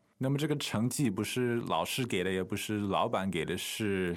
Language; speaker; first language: Chinese; non-native, fluent; English